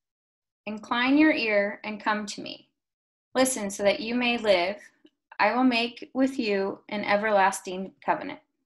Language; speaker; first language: English; native; English